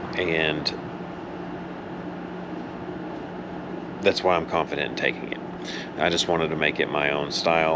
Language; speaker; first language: English; native; English